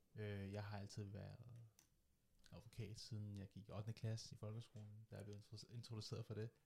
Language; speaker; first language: Danish; early bilingual, other home language; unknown